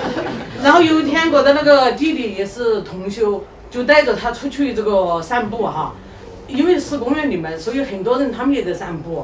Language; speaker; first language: Chinese; native; Chinese